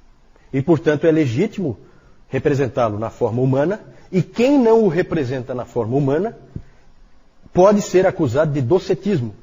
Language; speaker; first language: Portuguese; native; Portuguese